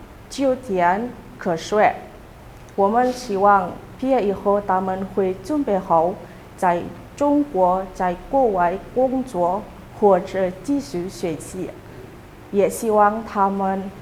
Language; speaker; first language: Chinese; non-native, fluent; Indonesian